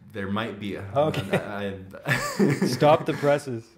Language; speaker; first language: English; native; English